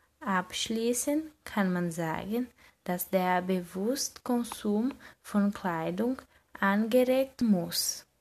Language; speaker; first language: German; non-native, learner; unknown